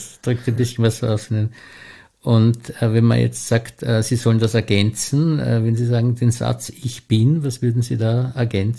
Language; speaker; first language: German; native; German